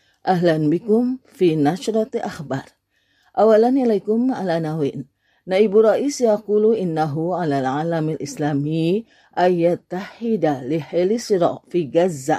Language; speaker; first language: Arabic; non-native, fluent; Indonesian